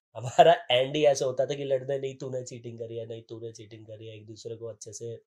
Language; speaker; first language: Hindi; native; Hindi